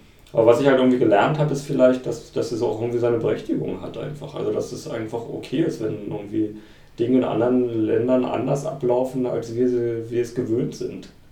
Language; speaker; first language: German; native; German